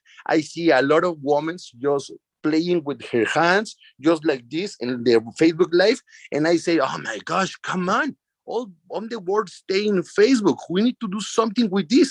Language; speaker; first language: English; non-native, learner; Spanish